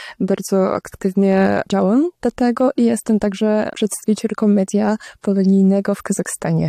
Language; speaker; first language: Polish; non-native, fluent; Russian